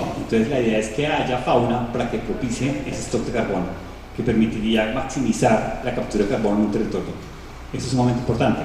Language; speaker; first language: Spanish; native; Spanish